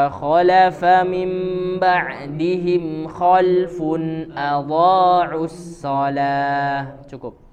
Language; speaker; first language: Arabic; non-native, fluent; Indonesian